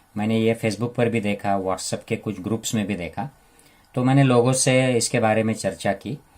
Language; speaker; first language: Hindi; non-native, local second language; Marathi